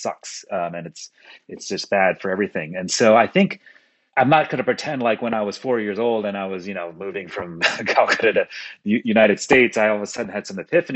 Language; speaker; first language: English; early bilingual, other home language; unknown